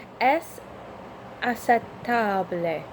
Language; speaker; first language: Spanish; non-native, learner; English